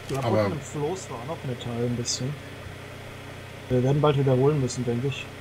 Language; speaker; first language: German; native; German